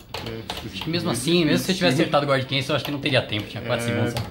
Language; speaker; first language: Portuguese; native; Portuguese